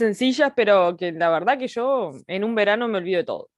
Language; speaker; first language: Spanish; native; Spanish